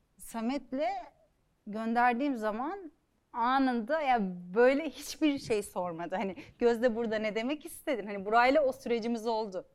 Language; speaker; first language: Turkish; native; Turkish